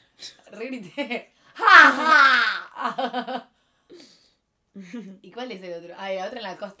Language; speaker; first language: Spanish; native; Spanish